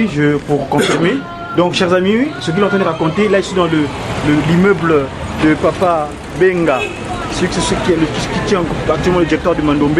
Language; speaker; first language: French; non-native, local second language; Kongo